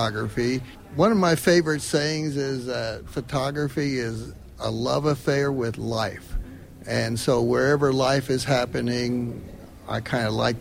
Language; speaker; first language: English; native; English